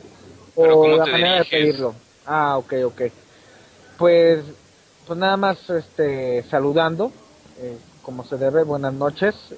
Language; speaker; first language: Spanish; native; Spanish